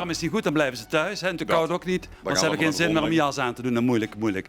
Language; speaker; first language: Dutch; native; Dutch